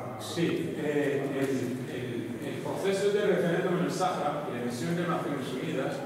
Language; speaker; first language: Spanish; non-native, fluent; Arabic